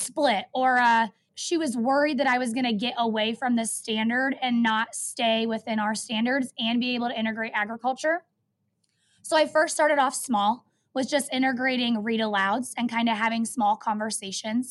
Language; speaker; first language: English; native; English